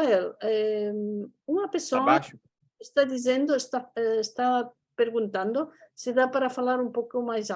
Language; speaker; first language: Portuguese; non-native, fluent; Spanish